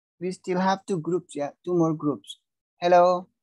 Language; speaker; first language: English; non-native, fluent; Indonesian